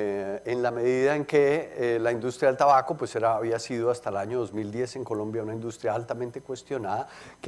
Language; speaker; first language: Spanish; native; Spanish